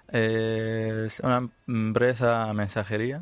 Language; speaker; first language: Spanish; non-native, learner; Arabic